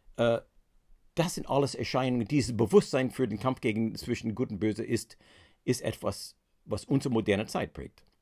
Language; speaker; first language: German; non-native, fluent; English